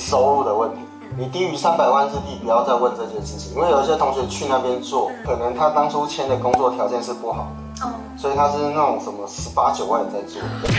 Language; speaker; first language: Chinese; native; Chinese